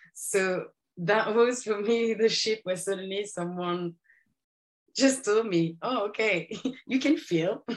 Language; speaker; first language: English; non-native, fluent; French